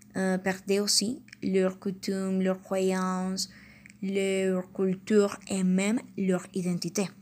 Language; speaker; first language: French; non-native, fluent; Spanish